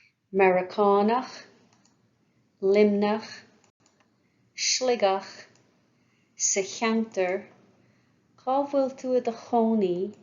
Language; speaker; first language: Irish; non-native, fluent; English